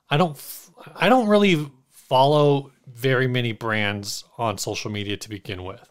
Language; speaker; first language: English; native; English